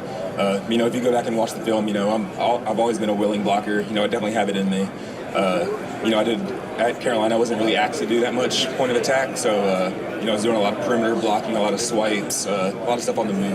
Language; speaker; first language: English; native; English